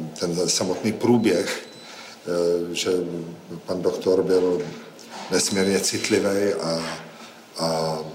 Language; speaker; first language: Czech; native; Czech